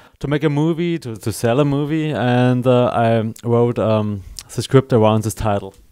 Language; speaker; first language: English; non-native, learner; German